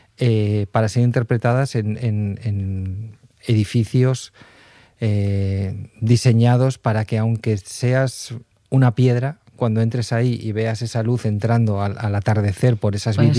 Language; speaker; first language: Spanish; native; Spanish